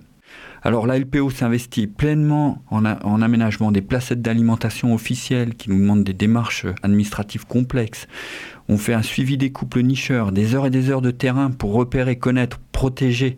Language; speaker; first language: French; native; French